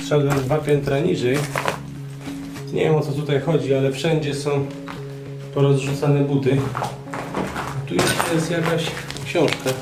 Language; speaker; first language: Polish; native; Polish